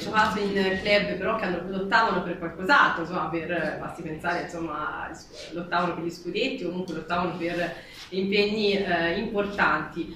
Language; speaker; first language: Italian; native; Italian